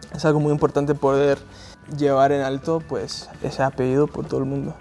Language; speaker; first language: Spanish; non-native, fluent; English